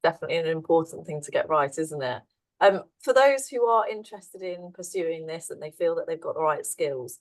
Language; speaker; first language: English; native; English